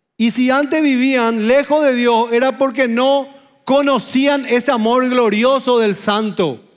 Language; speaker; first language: Spanish; native; Spanish